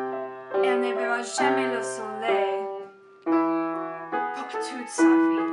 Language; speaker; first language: French; non-native, learner; English